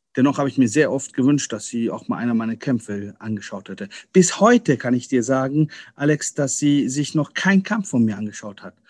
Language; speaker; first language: German; early bilingual, other home language; Arabic